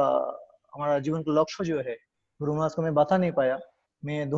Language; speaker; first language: Hindi; non-native, learner; Bangla